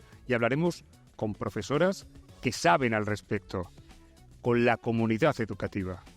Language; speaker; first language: Spanish; native; Spanish